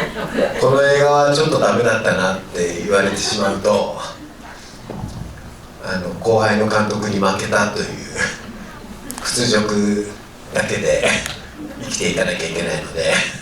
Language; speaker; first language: Japanese; native; Japanese